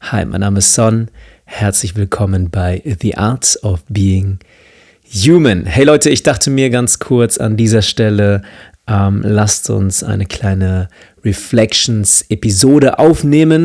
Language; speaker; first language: German; native; German